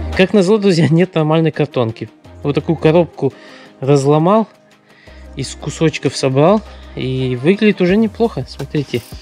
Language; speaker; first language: Russian; early bilingual, heritage; Russian